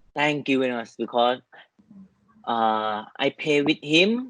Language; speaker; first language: English; non-native, learner; Thai